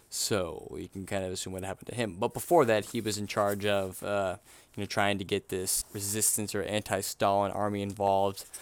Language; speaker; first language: English; native; English